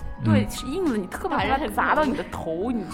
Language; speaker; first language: Chinese; native; Chinese